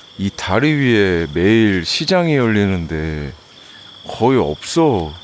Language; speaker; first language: Korean; native; Korean